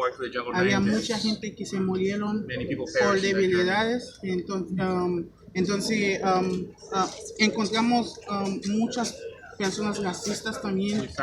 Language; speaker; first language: Spanish; non-native, fluent; Haitian Creole